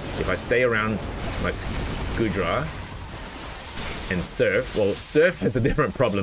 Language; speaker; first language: English; native; English